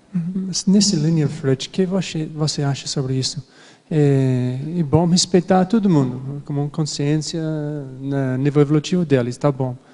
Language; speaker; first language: Portuguese; non-native, fluent; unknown